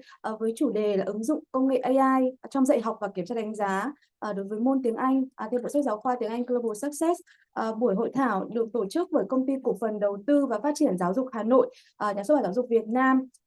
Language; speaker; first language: Vietnamese; native; Vietnamese